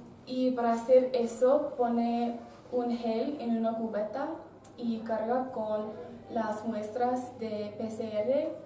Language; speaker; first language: Spanish; non-native, learner; English